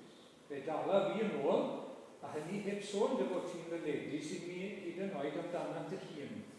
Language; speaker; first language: Welsh; native; Welsh